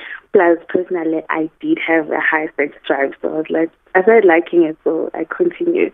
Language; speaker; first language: English; non-native, local second language; Zulu